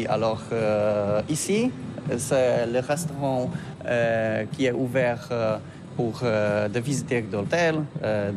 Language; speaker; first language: French; non-native, learner; Polish